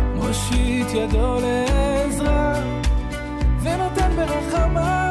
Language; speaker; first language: Hebrew; early bilingual, other home language; French